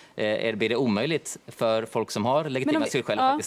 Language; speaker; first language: Swedish; native; Swedish